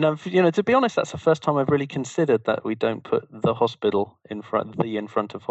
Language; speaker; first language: English; native; English